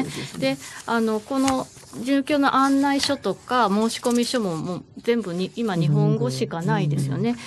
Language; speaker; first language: Japanese; native; Japanese